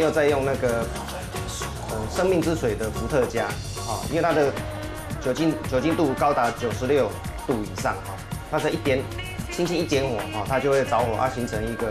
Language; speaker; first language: Chinese; native; Chinese